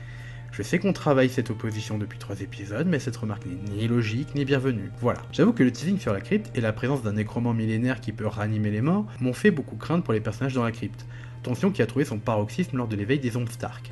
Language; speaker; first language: French; native; French